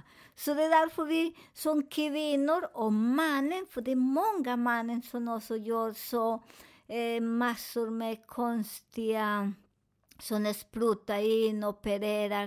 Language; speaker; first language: Swedish; non-native, learner; Spanish